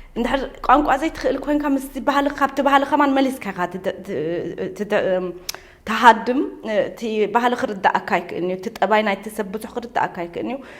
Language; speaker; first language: Tigrinya; early bilingual, heritage; Tigrinya